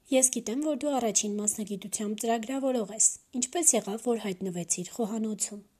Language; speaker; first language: Armenian; native; Armenian